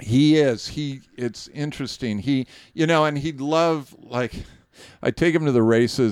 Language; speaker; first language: English; native; English